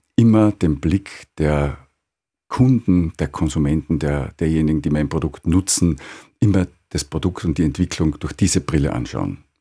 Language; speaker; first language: German; native; German